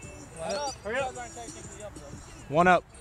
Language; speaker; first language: English; native; English